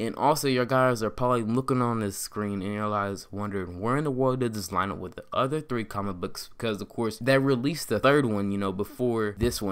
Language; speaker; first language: English; native; English